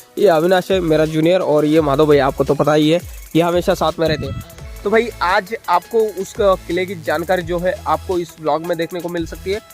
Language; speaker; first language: Hindi; non-native, local second language; Marathi